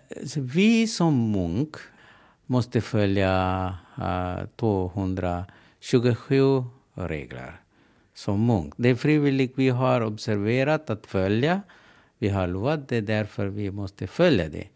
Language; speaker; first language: Swedish; non-native, learner; Sinhala